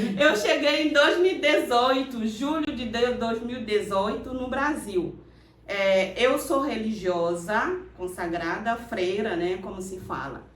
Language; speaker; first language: Portuguese; non-native, fluent; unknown